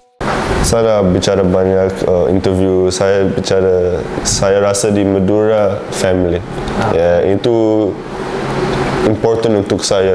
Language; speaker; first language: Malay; non-native, learner; English